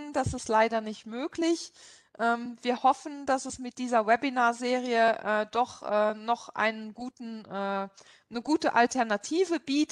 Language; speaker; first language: German; non-native, local second language; Luxembourgish